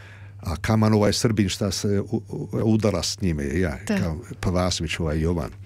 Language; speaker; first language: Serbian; early bilingual, heritage; Serbian